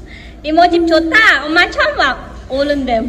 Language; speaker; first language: Korean; non-native, fluent; Khmer